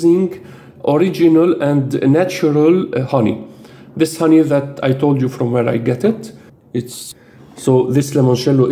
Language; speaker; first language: English; non-native, fluent; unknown